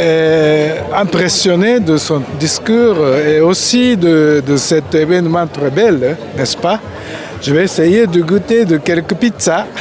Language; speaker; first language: French; non-native, learner; Japanese